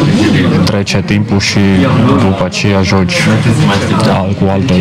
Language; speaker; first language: Romanian; non-native, fluent; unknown